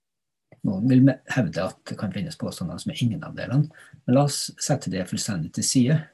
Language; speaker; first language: Norwegian; native; Norwegian